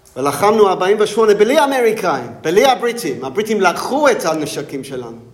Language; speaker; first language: Hebrew; non-native, fluent; English